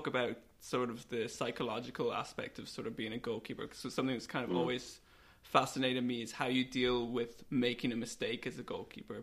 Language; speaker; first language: English; native; English